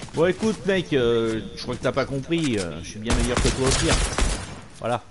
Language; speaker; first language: French; native; French